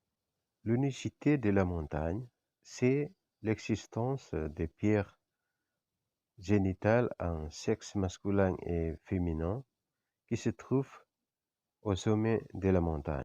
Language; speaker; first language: French; non-native, fluent; Indonesian